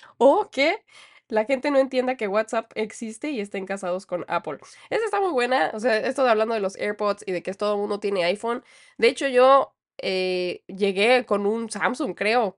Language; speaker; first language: Spanish; native; Spanish